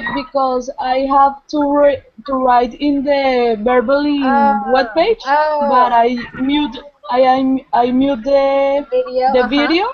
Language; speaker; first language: English; non-native, learner; Spanish